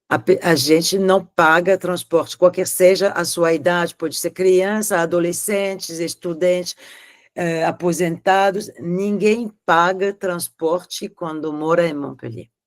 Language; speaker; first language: Portuguese; non-native, fluent; French